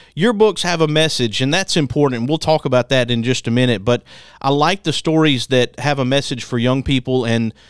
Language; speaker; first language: English; native; English